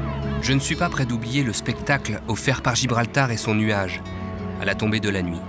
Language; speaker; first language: French; native; French